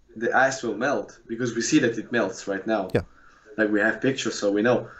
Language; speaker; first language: English; non-native, fluent; Russian